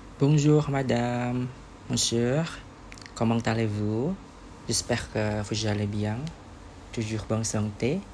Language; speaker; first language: French; non-native, learner; Indonesian